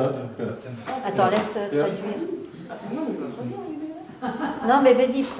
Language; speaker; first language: French; native; French